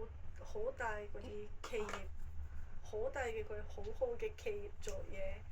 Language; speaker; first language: Cantonese; non-native, fluent; Japanese